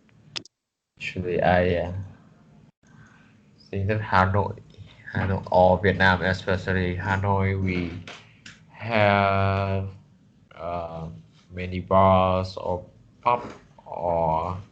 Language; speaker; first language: English; non-native, learner; Vietnamese